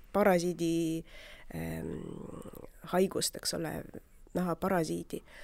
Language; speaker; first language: Estonian; non-native, local second language; Russian